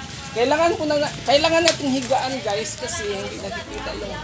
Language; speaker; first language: Filipino; non-native, local second language; Cebuano